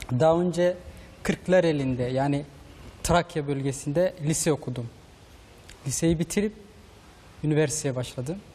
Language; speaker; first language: Turkish; non-native, fluent; Somali